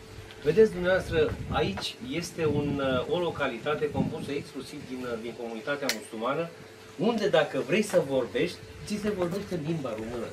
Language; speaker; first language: Romanian; non-native, local second language; Turkish